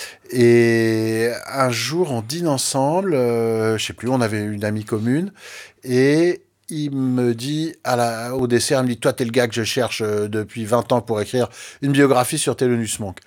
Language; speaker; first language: French; native; French